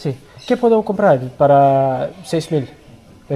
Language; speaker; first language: Spanish; non-native, learner; English